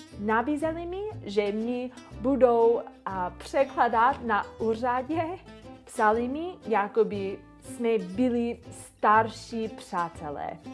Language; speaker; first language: Czech; non-native, learner; English